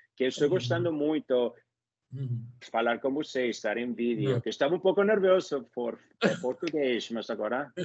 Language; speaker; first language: Portuguese; non-native, learner; Spanish